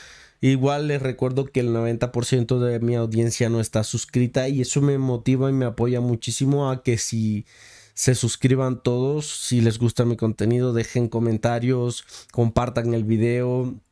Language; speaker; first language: Spanish; native; Spanish